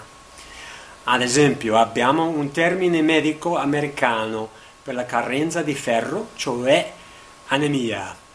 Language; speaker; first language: Italian; non-native, learner; English